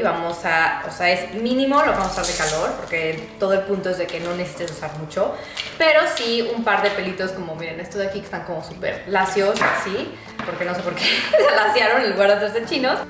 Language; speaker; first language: Spanish; native; Spanish